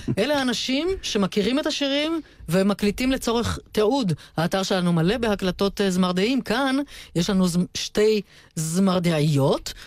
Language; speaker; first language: Hebrew; native; Hebrew